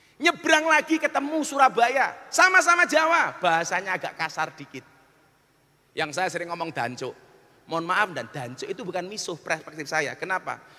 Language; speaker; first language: Indonesian; non-native, local second language; Javanese